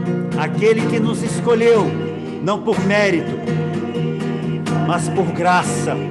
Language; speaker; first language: Portuguese; native; Portuguese